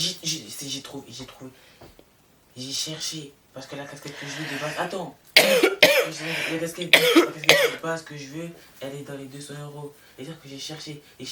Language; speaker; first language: French; native; French